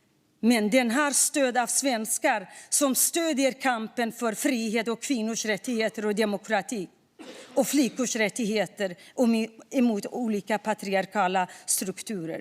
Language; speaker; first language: Swedish; non-native, fluent; Kurdish